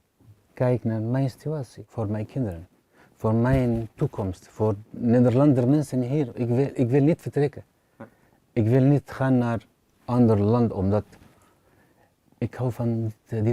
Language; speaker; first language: Dutch; non-native, learner; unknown